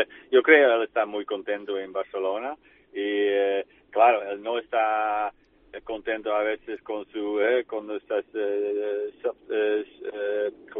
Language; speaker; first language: Spanish; non-native, fluent; Dutch